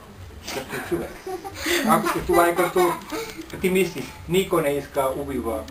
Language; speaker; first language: Bulgarian; non-native, learner; Finnish